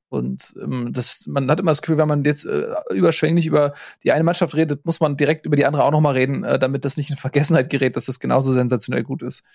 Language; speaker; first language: German; native; German